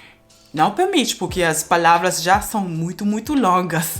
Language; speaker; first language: Portuguese; non-native, fluent; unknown